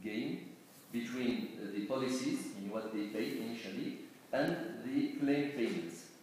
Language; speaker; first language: English; non-native, fluent; Arabic